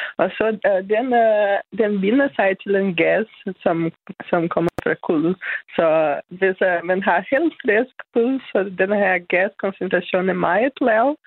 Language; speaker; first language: Danish; non-native, fluent; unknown